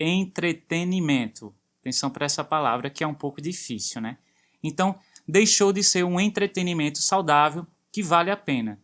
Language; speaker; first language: Portuguese; native; Portuguese